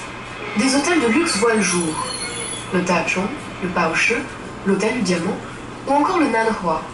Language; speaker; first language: French; native; French